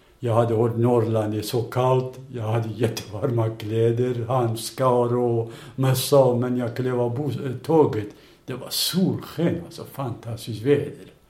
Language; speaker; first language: Swedish; non-native, fluent; Kurdish